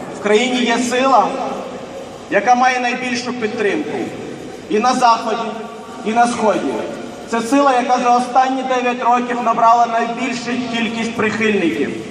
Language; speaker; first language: Ukrainian; early bilingual, other home language; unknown